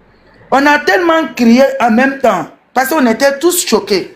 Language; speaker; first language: French; non-native, local second language; Bambara